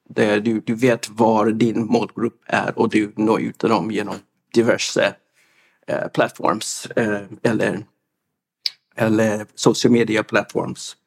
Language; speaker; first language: Swedish; non-native, fluent; English